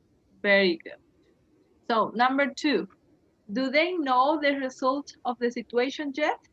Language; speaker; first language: English; non-native, fluent; Spanish